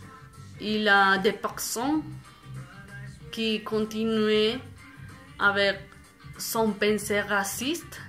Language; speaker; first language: French; non-native, fluent; Spanish